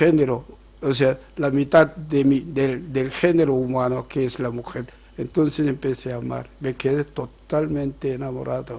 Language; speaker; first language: Spanish; non-native, fluent; Korean